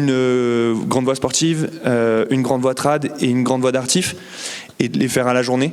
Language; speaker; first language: French; native; French